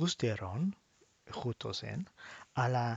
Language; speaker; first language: Greek; non-native, learner; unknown